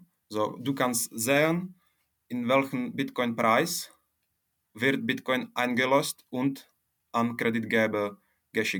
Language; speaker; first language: German; non-native, fluent; Czech